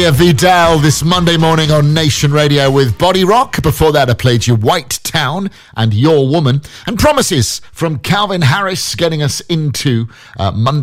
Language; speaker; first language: English; native; English